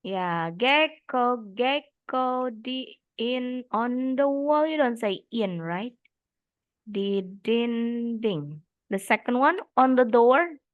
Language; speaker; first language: English; non-native, fluent; Indonesian